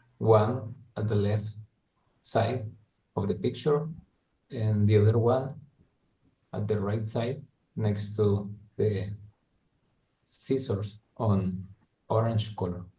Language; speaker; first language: English; non-native, learner; Spanish